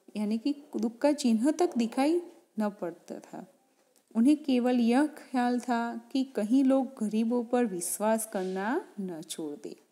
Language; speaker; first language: Hindi; non-native, local second language; Gujarati